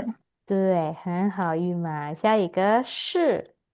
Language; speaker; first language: Chinese; non-native, fluent; Indonesian